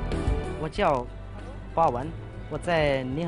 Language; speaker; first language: Chinese; non-native, learner; Hindi